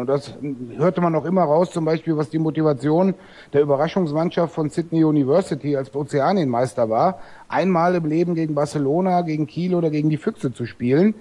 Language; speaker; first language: German; native; German